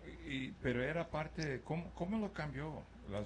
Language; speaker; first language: Spanish; non-native, fluent; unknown